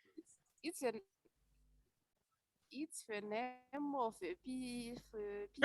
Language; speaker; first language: English; non-native, learner; Malagasy